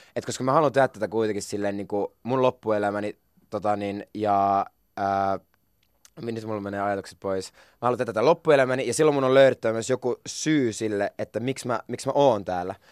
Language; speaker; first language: Finnish; non-native, local second language; Swedish